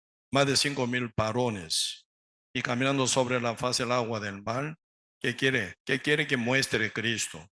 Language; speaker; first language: Spanish; non-native, learner; Korean